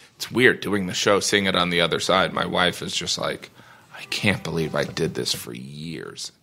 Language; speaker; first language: English; native; English